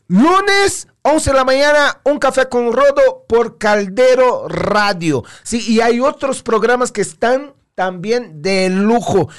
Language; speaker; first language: Spanish; non-native, fluent; Portuguese